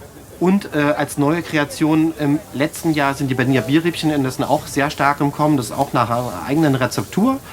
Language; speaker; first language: German; native; German